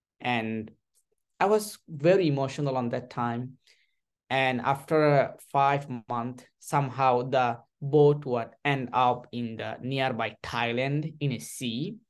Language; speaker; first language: English; non-native, learner; Rohingya